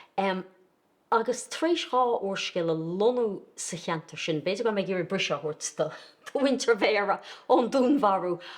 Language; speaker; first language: Irish; native; Irish